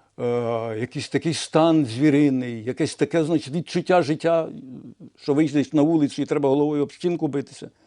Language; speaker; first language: Ukrainian; non-native, local second language; Russian